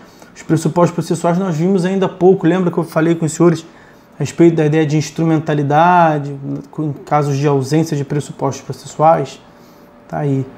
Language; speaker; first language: Portuguese; native; Portuguese